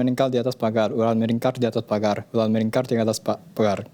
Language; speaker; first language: Indonesian; non-native, fluent; Japanese